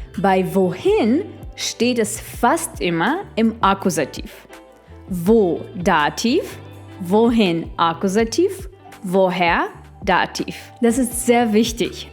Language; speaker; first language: German; non-native, fluent; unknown